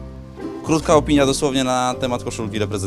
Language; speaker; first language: Polish; native; Polish